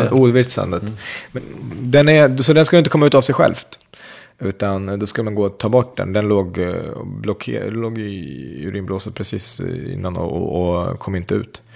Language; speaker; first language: Swedish; early bilingual, other home language; Central Kurdish